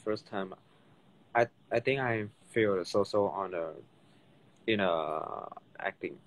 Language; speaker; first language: English; non-native, learner; Thai